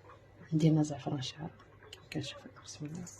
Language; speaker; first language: Arabic; native; Arabic